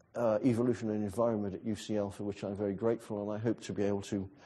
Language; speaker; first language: English; native; English